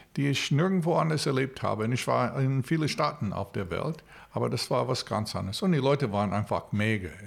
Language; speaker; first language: German; non-native, fluent; English